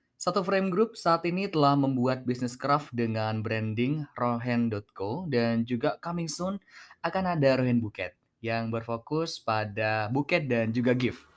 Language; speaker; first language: Indonesian; native; Indonesian